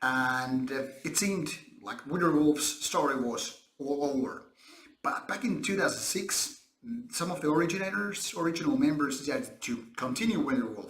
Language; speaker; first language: English; non-native, fluent; Finnish